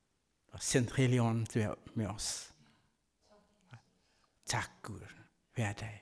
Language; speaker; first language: Danish; non-native, fluent; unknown